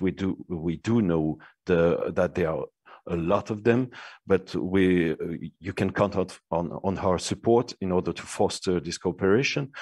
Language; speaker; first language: English; non-native, fluent; French